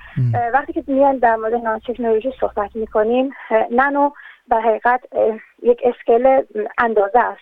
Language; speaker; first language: Persian; native; Persian